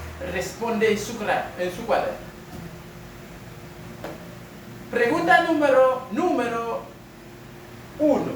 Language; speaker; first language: Spanish; non-native, fluent; French